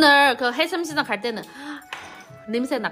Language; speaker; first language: Korean; non-native, learner; Chinese